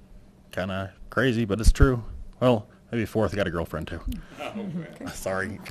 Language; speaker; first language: English; native; English